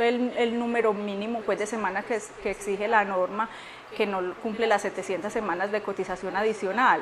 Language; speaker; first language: Spanish; native; Spanish